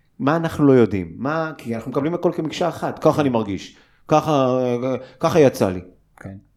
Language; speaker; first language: Hebrew; native; Hebrew